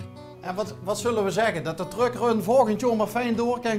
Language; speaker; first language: Dutch; native; Dutch